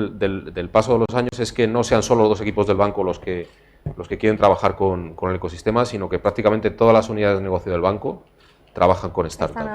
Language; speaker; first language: Spanish; native; Spanish